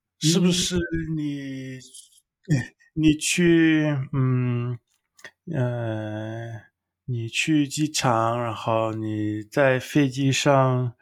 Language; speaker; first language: Chinese; non-native, fluent; English